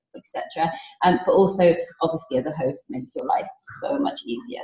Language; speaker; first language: English; native; English